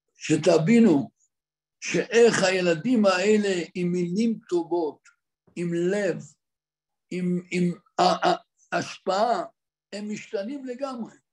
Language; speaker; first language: Hebrew; native; Hebrew